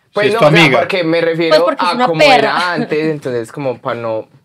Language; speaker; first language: Spanish; native; Spanish